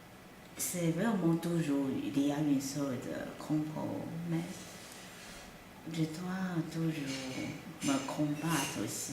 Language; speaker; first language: French; non-native, fluent; Chinese